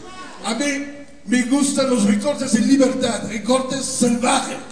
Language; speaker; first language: Spanish; non-native, fluent; Italian